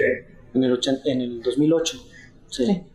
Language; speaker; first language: Spanish; native; Spanish